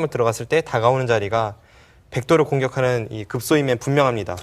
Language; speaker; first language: Korean; native; Korean